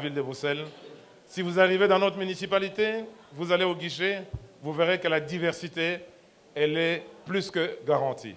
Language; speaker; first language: French; non-native, local second language; Lingala